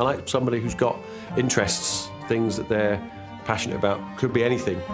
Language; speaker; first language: English; native; English